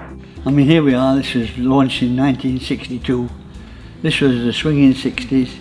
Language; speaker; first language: English; native; English